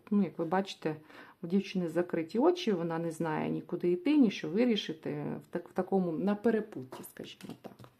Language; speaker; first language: Ukrainian; non-native, local second language; Russian